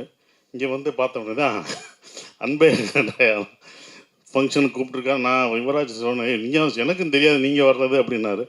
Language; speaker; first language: Tamil; native; Tamil